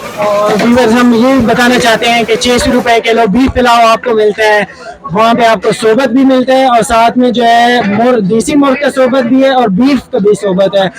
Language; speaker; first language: Urdu; non-native, local second language; Pashto